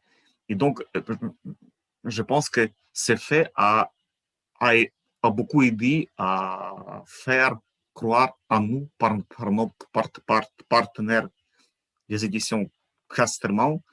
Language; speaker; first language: French; non-native, fluent; Ukrainian